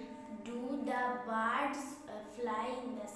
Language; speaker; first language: English; non-native, learner; Bangla